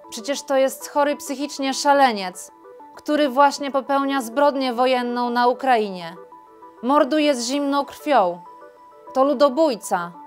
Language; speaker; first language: Polish; native; Polish